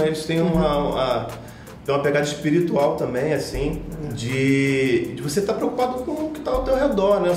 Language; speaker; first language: Portuguese; native; Portuguese